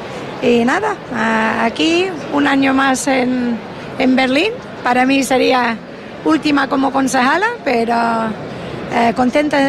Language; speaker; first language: Spanish; non-native, fluent; English